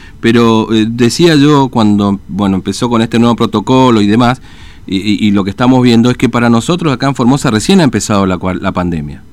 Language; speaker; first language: Spanish; native; Spanish